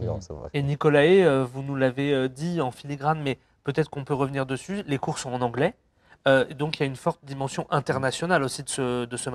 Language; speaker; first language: French; native; French